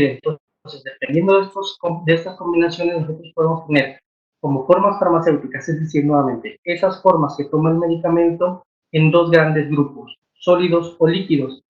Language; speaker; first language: Spanish; native; Spanish